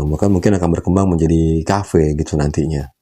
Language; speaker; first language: Indonesian; native; Indonesian